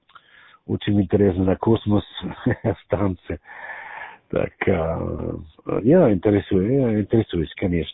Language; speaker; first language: Russian; non-native, learner; German